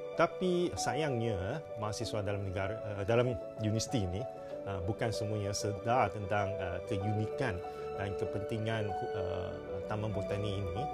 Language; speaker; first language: Malay; non-native, local second language; Chinese